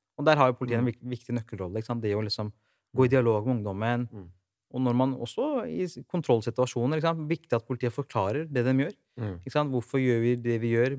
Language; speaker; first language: Norwegian; native; Norwegian